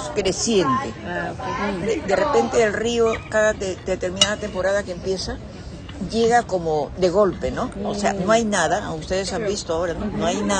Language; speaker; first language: Spanish; native; Spanish